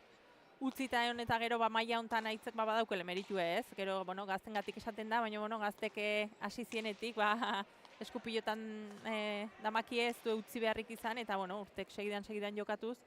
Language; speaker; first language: Basque; native; Basque